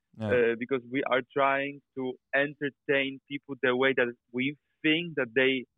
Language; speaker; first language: English; non-native, fluent; Polish